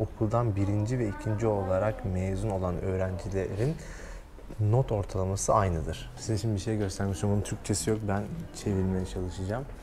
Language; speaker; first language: Turkish; native; Turkish